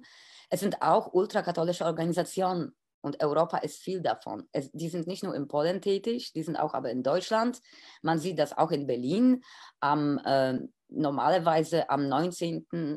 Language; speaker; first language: German; non-native, fluent; Polish